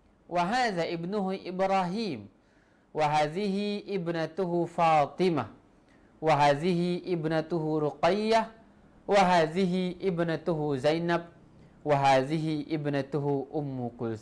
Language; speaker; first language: Arabic; non-native, fluent; Indonesian